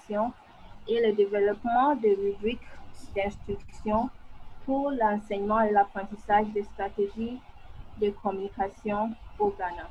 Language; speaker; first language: French; non-native, fluent; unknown